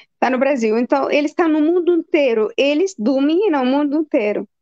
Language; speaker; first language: Portuguese; non-native, fluent; Arabic